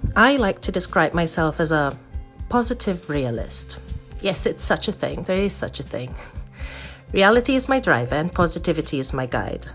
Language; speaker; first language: English; non-native, fluent; Maltese